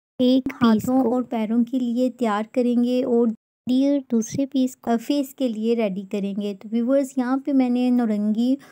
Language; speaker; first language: Urdu; native; Urdu